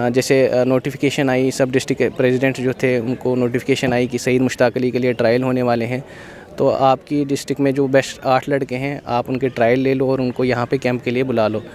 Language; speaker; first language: Hindi; native; Hindi